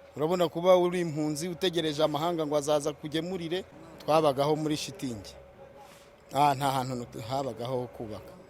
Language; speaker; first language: Kinyarwanda; native; Kinyarwanda